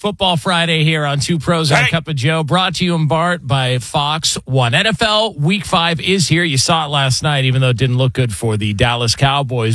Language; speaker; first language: English; native; English